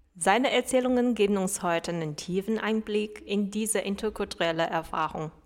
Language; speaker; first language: German; non-native, fluent; Chinese